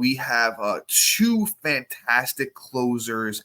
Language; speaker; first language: English; native; English